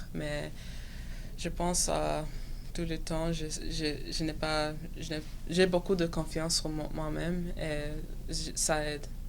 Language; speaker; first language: French; non-native, local second language; English